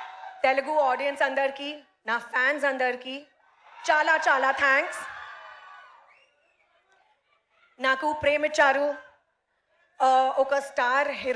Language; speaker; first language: Telugu; non-native, learner; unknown